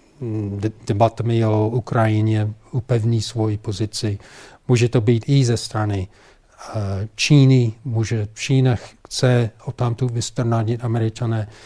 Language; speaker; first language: Czech; non-native, fluent; English